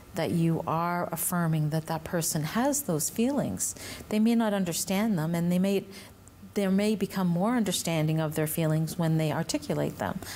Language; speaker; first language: English; native; English